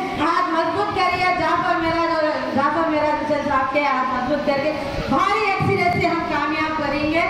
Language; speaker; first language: Urdu; native; Urdu